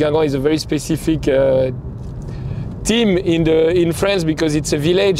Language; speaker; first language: English; non-native, fluent; French